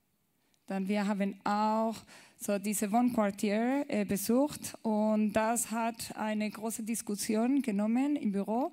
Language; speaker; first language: German; non-native, learner; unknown